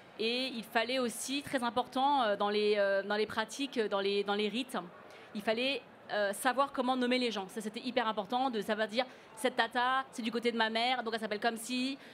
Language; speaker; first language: French; early bilingual, other home language; Cantonese